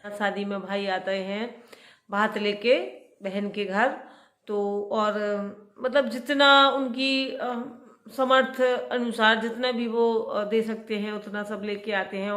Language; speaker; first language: Hindi; native; Hindi